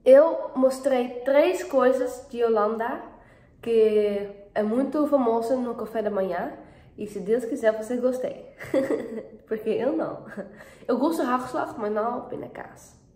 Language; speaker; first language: Portuguese; non-native, learner; Dutch